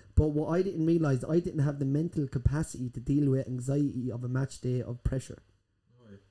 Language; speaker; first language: English; native; English